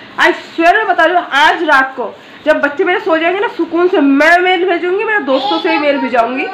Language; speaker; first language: Hindi; non-native, local second language; Bangla